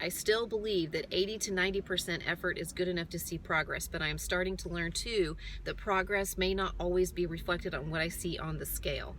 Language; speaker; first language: English; native; English